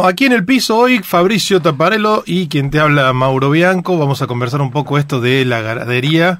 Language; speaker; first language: Spanish; native; Spanish